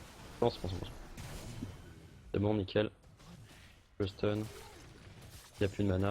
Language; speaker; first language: French; native; French